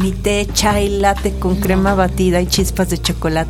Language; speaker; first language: Spanish; native; Spanish